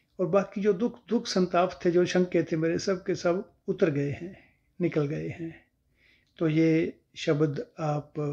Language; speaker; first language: Hindi; non-native, local second language; Punjabi